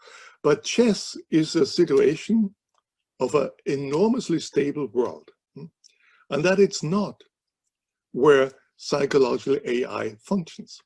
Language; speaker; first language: English; non-native, fluent; German